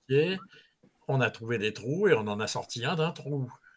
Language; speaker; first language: French; native; French